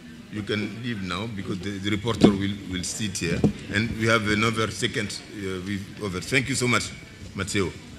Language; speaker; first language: English; non-native, fluent; Bambara